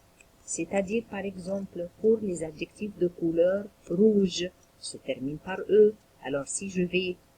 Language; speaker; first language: French; non-native, local second language; Arabic